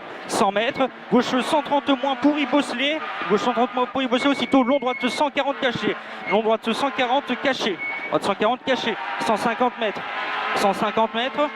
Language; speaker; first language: French; native; French